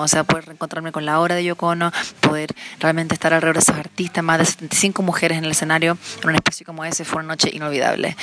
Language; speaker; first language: Spanish; native; Spanish